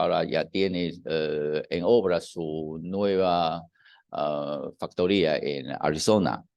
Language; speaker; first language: Spanish; non-native, fluent; Chinese